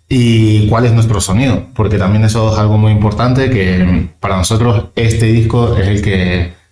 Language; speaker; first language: Spanish; native; Spanish